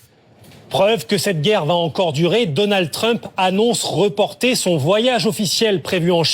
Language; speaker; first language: French; native; French